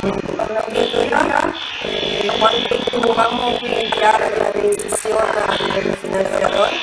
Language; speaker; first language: Spanish; non-native, learner; Italian